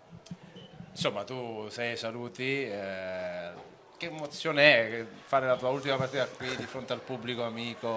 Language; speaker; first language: Italian; native; Italian